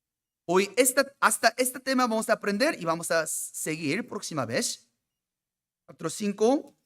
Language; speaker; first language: Spanish; non-native, fluent; Korean